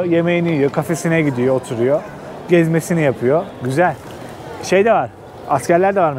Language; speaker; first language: Turkish; native; Turkish